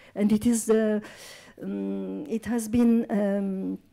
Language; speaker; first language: English; non-native, fluent; French